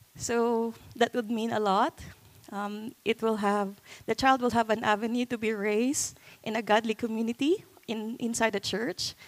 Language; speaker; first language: English; non-native, local second language; Cebuano